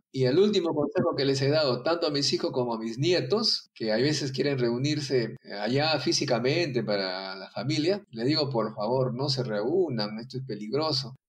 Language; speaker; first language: Spanish; native; Spanish